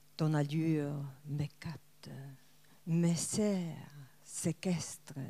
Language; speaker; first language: French; non-native, fluent; Spanish